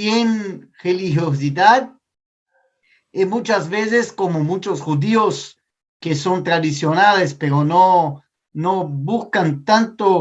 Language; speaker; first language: Spanish; non-native, fluent; Portuguese